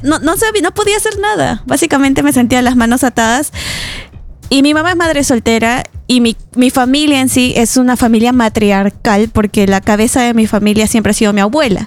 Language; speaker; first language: Spanish; native; Spanish